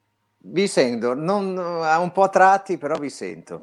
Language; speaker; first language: Italian; native; Italian